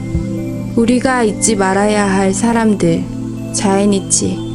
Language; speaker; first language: Korean; native; Korean